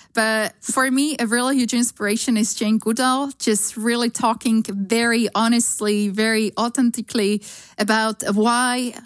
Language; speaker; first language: English; non-native, fluent; Slovak